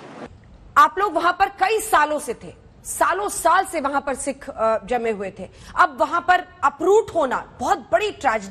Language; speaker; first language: Hindi; native; Hindi